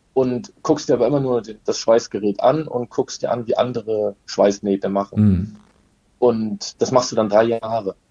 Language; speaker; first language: German; native; German